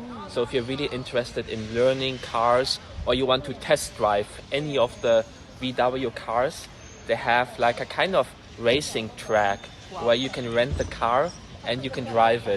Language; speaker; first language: English; non-native, fluent; German